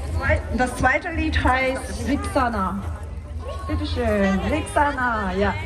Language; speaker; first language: German; non-native, learner; Tibetan